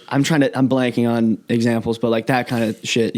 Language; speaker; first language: English; native; English